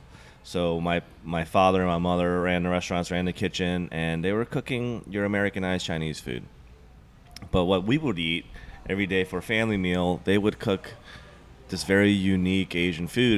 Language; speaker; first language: English; native; English